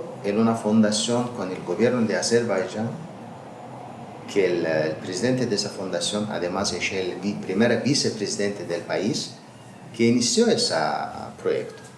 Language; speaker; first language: Spanish; non-native, learner; Azerbaijani